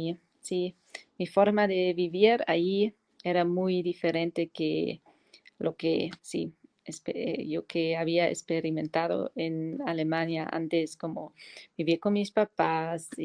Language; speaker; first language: Spanish; non-native, fluent; German